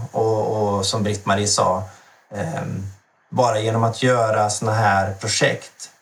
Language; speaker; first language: Swedish; native; Swedish